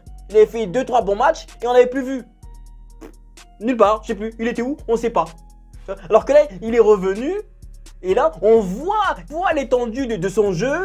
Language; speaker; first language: French; native; French